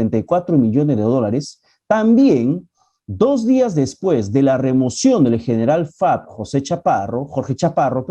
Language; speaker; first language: Spanish; native; Spanish